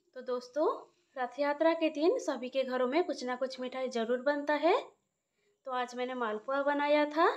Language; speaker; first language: Hindi; non-native, local second language; Odia